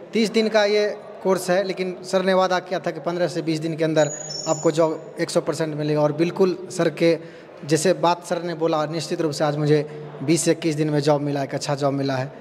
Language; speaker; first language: Hindi; native; Hindi